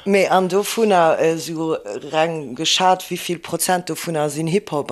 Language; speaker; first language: Luxembourgish; native; Luxembourgish